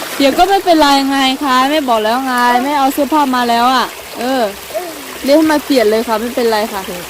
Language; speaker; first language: Thai; non-native, local second language; Akha